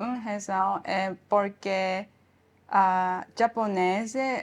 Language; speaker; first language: Portuguese; non-native, learner; Japanese